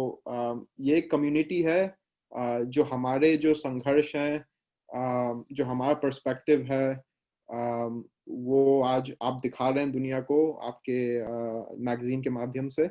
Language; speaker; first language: Hindi; native; Hindi